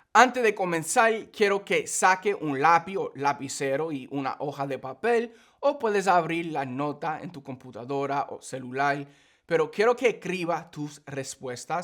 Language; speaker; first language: Spanish; early bilingual, heritage; English